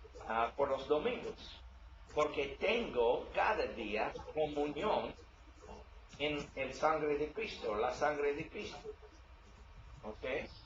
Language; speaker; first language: Spanish; non-native, learner; English